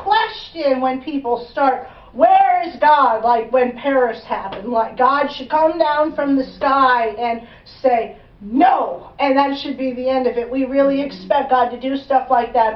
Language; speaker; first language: English; native; English